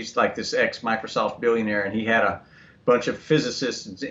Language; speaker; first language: English; native; English